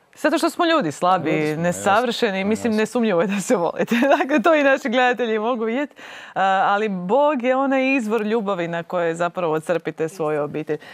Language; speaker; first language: Croatian; native; Croatian